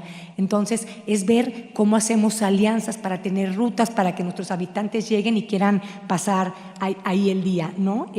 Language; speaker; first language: Spanish; native; Spanish